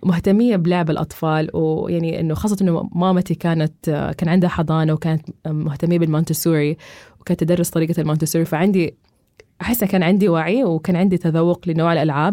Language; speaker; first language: Arabic; native; Arabic